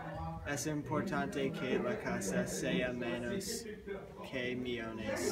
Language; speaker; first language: Spanish; non-native, learner; English